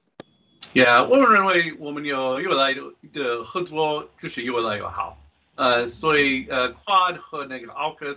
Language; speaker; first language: Chinese; non-native, fluent; English